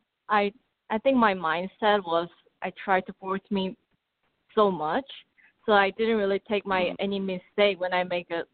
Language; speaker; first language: English; non-native, fluent; Korean